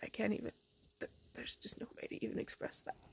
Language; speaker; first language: English; native; English